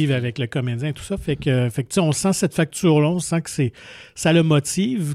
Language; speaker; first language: French; native; French